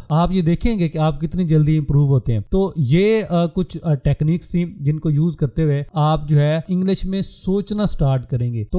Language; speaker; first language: Urdu; non-native, local second language; Punjabi